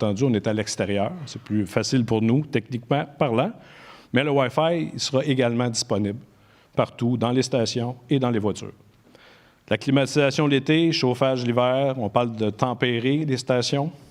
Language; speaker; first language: French; native; French